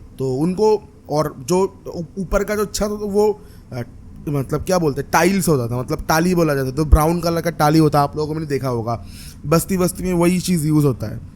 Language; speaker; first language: Hindi; non-native, local second language; Bangla